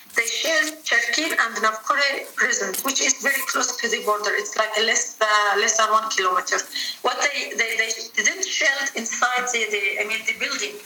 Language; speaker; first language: English; non-native, fluent; Arabic